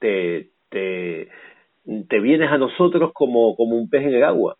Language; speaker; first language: Spanish; native; Spanish